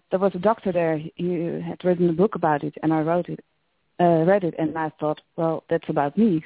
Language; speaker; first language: English; non-native, fluent; Dutch